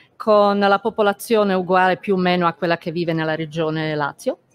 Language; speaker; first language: Italian; non-native, fluent; Slovak